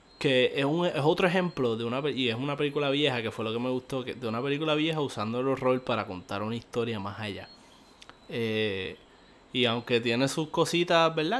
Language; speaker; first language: Spanish; native; Spanish